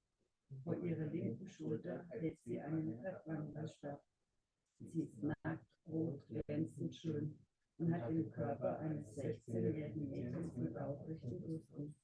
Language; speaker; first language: German; native; German